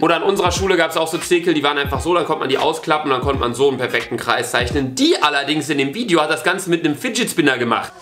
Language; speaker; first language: German; native; German